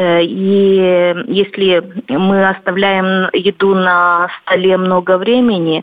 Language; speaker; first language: Russian; non-native, local second language; Romanian